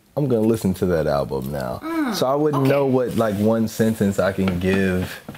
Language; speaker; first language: English; native; English